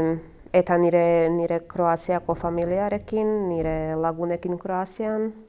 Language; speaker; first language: Basque; non-native, learner; Croatian